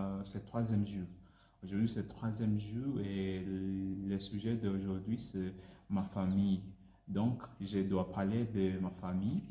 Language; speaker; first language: French; non-native, learner; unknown